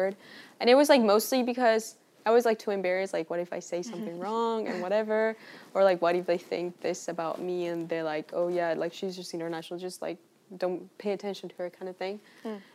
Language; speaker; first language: English; non-native, fluent; Spanish